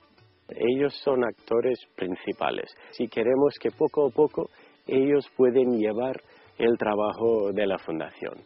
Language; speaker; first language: Spanish; non-native, fluent; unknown